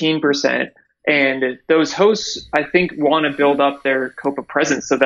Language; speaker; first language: English; native; English